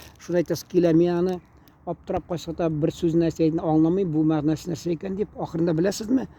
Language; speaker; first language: Tatar; native; Tatar